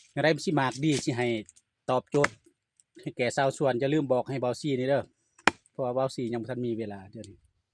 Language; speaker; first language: Lao; native; Lao